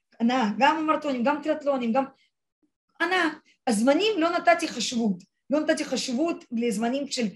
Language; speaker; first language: Hebrew; non-native, fluent; Russian